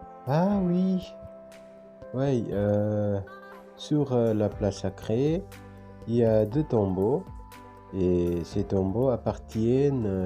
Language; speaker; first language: French; non-native, fluent; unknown